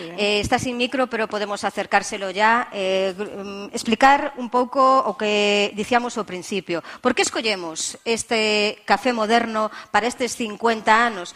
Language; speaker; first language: Galician; native; Galician